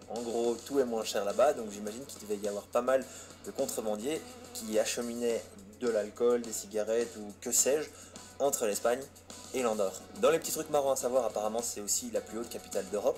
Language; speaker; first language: French; native; French